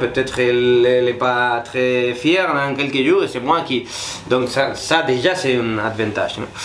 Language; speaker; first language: French; non-native, fluent; Spanish